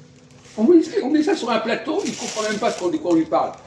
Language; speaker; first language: French; native; French